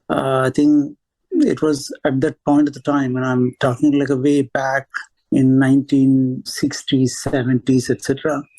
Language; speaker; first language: English; non-native, local second language; Telugu